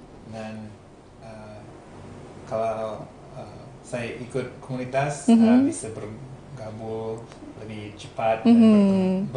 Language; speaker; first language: Indonesian; non-native, fluent; English